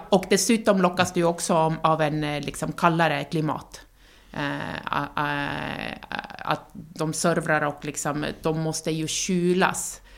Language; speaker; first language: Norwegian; non-native, fluent; Estonian